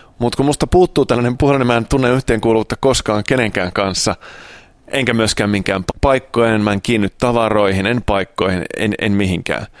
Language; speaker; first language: Finnish; early bilingual, other home language; Italian